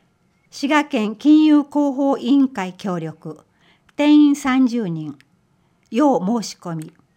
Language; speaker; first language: Japanese; native; Japanese